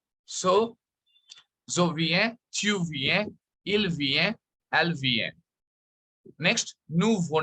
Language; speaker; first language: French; non-native, fluent; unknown